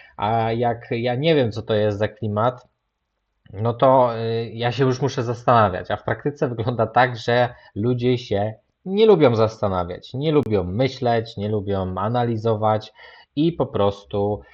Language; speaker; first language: Polish; native; Polish